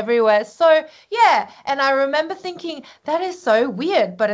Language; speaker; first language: English; early bilingual, other home language; Korean